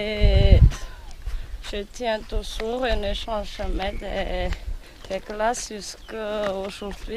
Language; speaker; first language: French; non-native, local second language; Malagasy